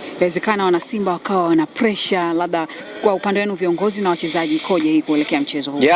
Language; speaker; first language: Swahili; native; Swahili